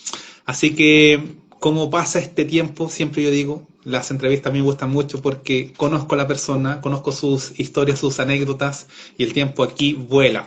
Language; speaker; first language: Spanish; native; Spanish